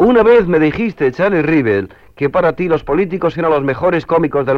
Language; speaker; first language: Spanish; native; Spanish